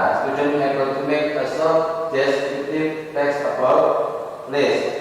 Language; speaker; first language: English; non-native, learner; Indonesian